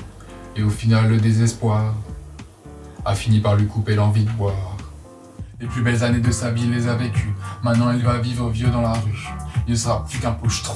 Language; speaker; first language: French; native; French